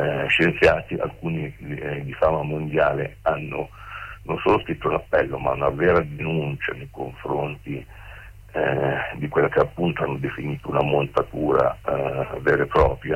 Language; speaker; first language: Italian; native; Italian